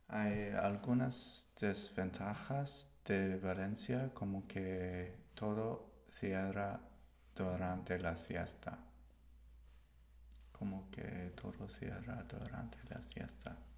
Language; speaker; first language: Spanish; non-native, learner; English